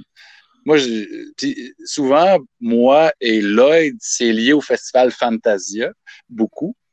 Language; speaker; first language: French; native; French